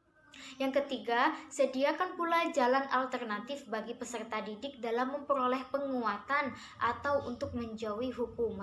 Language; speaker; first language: Indonesian; native; Indonesian